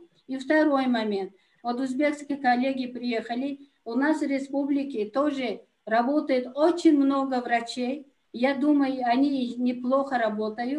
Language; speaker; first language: Russian; non-native, local second language; Tajik